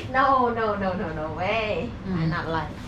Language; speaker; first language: English; non-native, learner; Thai